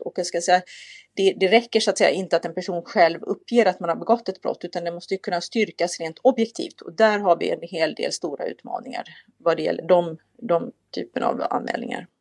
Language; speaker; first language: Swedish; native; Swedish